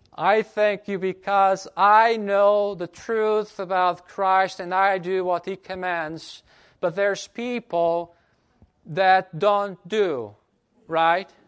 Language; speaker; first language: English; non-native, fluent; Portuguese